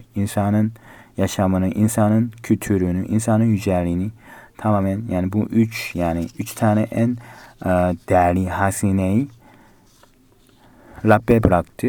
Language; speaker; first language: Turkish; non-native, fluent; Korean